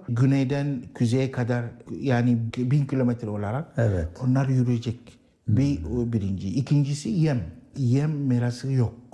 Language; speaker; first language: Turkish; non-native, learner; Arabic